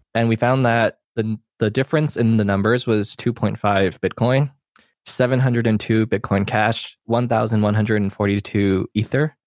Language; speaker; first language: English; non-native, local second language; Cantonese